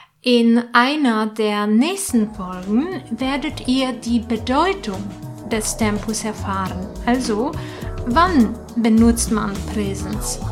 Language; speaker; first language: German; non-native, fluent; Polish